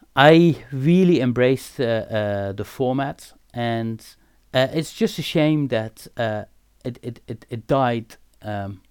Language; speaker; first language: English; non-native, fluent; Dutch